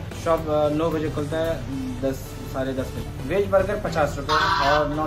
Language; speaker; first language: Hindi; non-native, learner; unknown